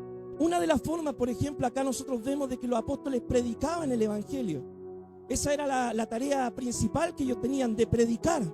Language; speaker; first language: Spanish; native; Spanish